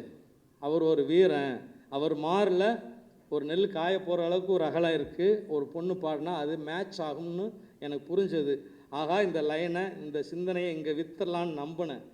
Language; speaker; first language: Tamil; native; Tamil